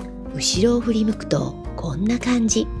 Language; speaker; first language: Japanese; native; Japanese